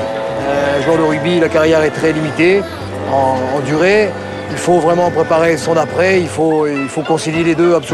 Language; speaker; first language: French; native; French